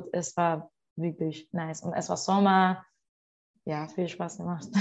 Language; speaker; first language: German; non-native, learner; Spanish